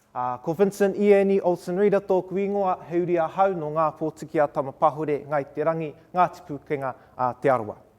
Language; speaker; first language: Māori; non-native, local second language; English